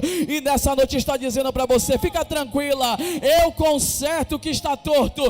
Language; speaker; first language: Portuguese; native; Portuguese